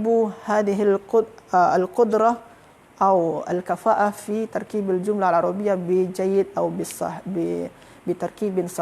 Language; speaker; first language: Arabic; non-native, fluent; Malay